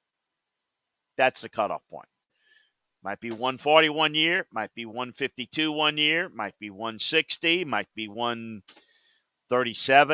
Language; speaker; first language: English; native; English